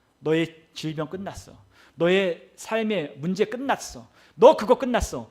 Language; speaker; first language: Korean; native; Korean